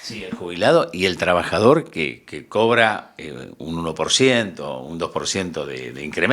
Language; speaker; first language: Spanish; native; Spanish